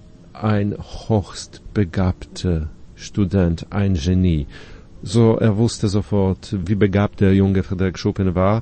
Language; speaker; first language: German; non-native, fluent; Polish